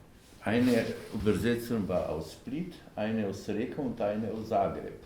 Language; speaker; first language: German; non-native, learner; Slovenian